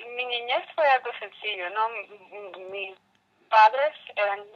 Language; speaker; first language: Spanish; early bilingual, heritage; Spanish